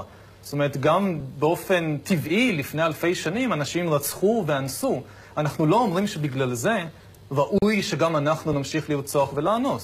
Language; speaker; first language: Hebrew; native; Hebrew